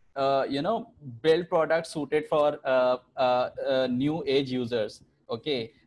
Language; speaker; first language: English; non-native, local second language; Hindi